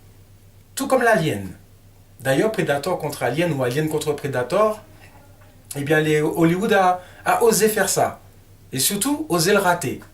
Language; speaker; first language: French; native; French